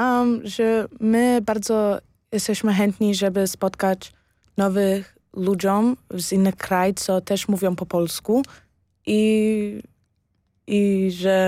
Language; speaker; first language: Polish; early bilingual, heritage; Polish